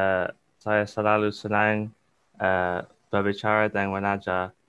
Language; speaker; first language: Indonesian; non-native, learner; English